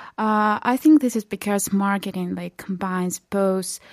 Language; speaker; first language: English; non-native, fluent; Belarusian